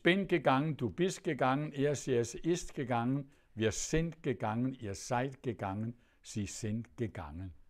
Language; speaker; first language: German; non-native, fluent; Danish